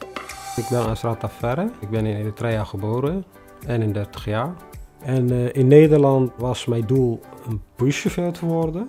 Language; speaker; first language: Dutch; non-native, fluent; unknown